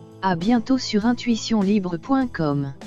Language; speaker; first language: French; native; French